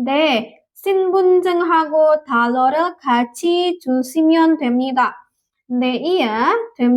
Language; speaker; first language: Korean; non-native, fluent; Indonesian